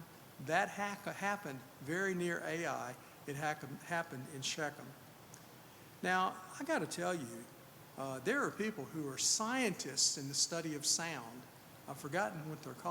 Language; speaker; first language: English; native; English